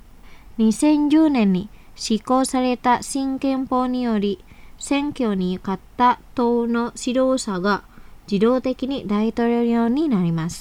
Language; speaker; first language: Japanese; non-native, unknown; Indonesian